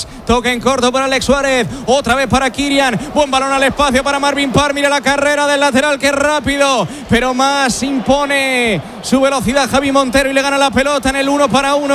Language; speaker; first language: Spanish; native; Spanish